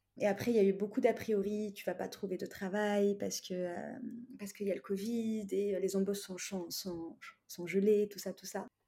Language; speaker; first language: French; non-native, local second language; Arabic